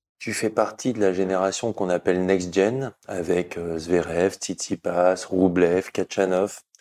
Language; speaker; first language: French; native; French